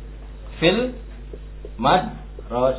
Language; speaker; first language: Arabic; non-native, fluent; Indonesian